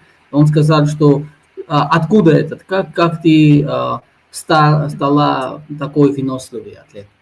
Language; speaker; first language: Russian; non-native, fluent; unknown